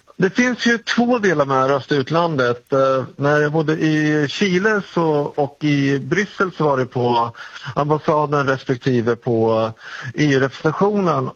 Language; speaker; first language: Swedish; native; Swedish